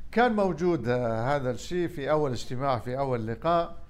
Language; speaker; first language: Arabic; non-native, local second language; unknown